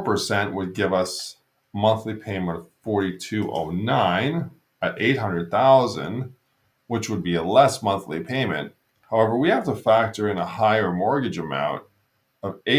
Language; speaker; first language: English; native; English